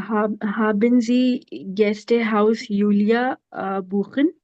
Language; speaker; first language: German; non-native, learner; Urdu